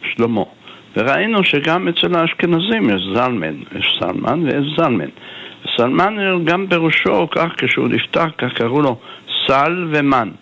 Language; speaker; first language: Hebrew; native; Hebrew